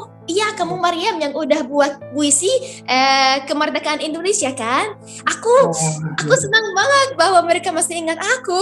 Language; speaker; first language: Indonesian; non-native, fluent; Arabic